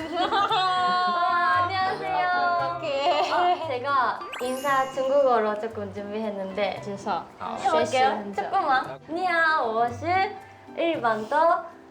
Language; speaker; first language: Korean; non-native, fluent; Chinese